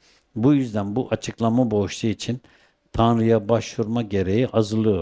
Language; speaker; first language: Turkish; native; Turkish